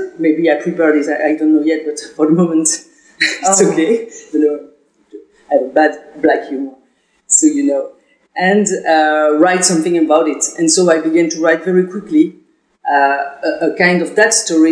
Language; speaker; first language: English; non-native, fluent; French